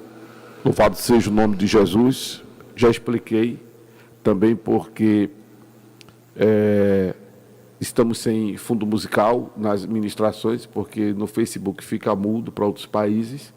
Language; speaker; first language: Portuguese; native; Portuguese